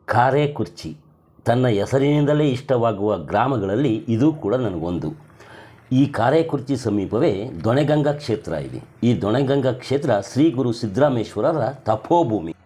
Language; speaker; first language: Kannada; native; Kannada